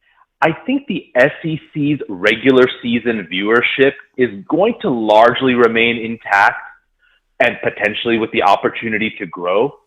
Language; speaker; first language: English; native; English